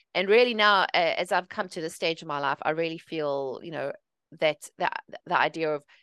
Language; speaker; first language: English; native; English